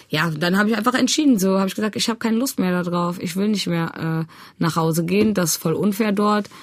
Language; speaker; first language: German; non-native, fluent; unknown